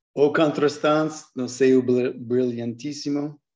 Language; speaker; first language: Portuguese; non-native, learner; English